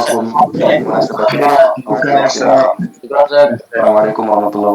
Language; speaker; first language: Arabic; non-native, fluent; Indonesian